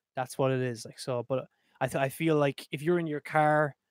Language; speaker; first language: English; native; English